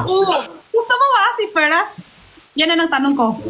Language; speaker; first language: Filipino; non-native, learner; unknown